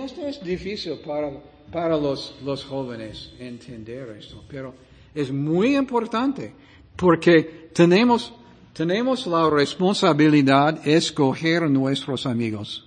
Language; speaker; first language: Spanish; non-native, fluent; English